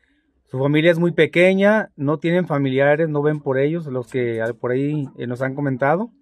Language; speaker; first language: Spanish; native; Spanish